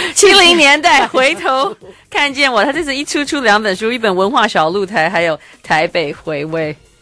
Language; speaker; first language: Chinese; native; Chinese